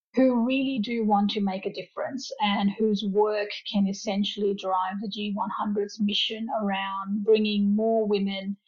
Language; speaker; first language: English; early bilingual, other home language; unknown